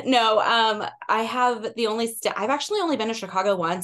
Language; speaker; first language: English; native; English